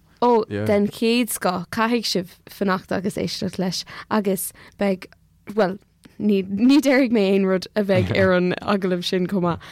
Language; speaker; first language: Irish; non-native, local second language; English